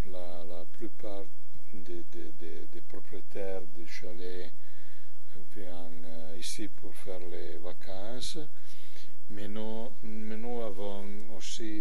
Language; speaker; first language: French; non-native, learner; Italian